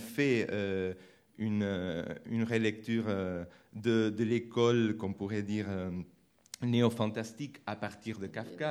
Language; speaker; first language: French; non-native, fluent; Spanish